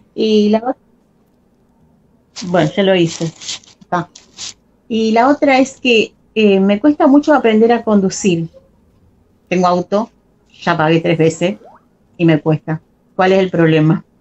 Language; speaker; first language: Spanish; native; Spanish